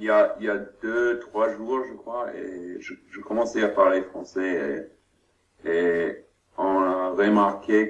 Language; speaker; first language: French; non-native, learner; German